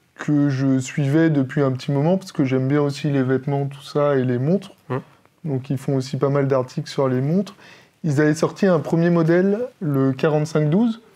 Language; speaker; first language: French; native; French